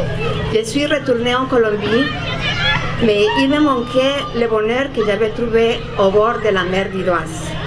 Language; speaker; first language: French; non-native, fluent; Spanish